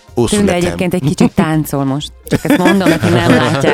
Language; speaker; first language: Hungarian; native; Hungarian